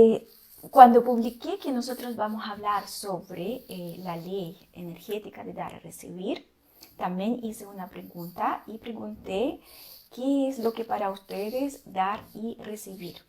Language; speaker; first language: Spanish; non-native, fluent; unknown